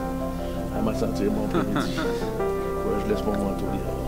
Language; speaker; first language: French; native; French